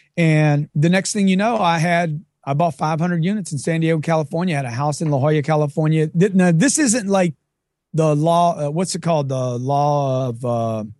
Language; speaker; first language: English; native; English